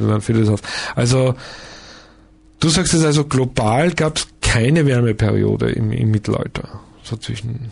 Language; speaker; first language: German; native; German